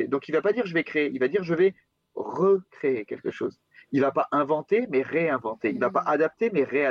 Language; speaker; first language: French; native; French